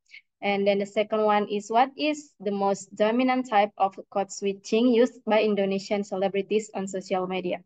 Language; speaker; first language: English; non-native, learner; Indonesian